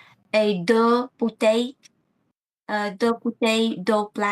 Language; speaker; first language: French; non-native, learner; Vietnamese